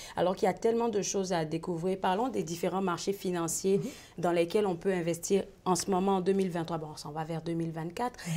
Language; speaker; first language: French; native; French